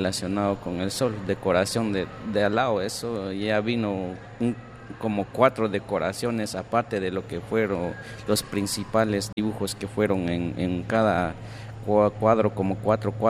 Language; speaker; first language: Spanish; non-native, local second language; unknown